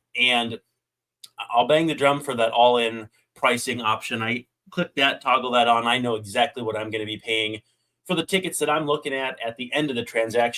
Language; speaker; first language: English; native; English